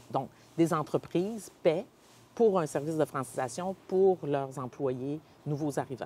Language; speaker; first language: French; native; French